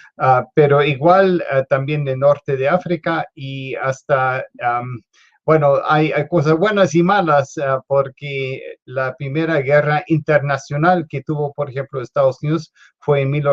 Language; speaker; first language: Spanish; non-native, fluent; English